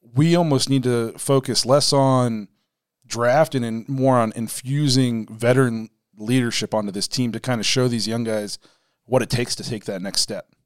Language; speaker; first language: English; native; English